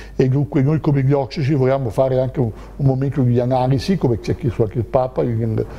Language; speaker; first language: Italian; native; Italian